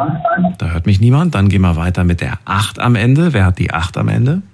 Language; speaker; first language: German; native; German